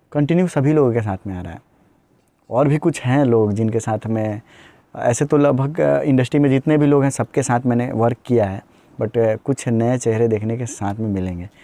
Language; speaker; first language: Hindi; native; Hindi